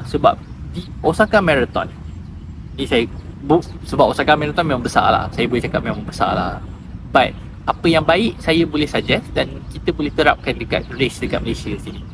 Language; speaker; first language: Malay; native; Malay